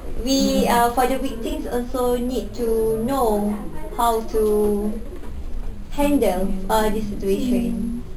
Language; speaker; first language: English; non-native, local second language; Malay